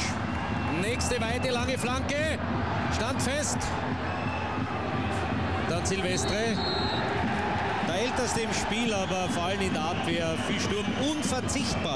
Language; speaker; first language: German; native; German